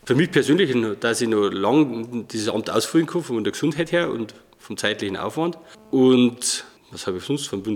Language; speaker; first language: German; native; German